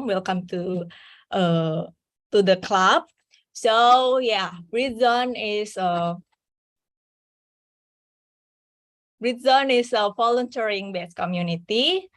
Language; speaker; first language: English; non-native, fluent; Indonesian